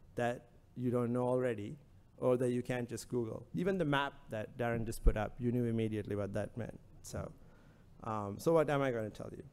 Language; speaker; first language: English; non-native, local second language; Sinhala